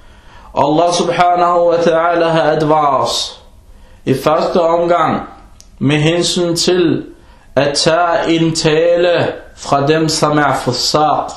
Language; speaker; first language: Danish; early bilingual, other home language; Arabic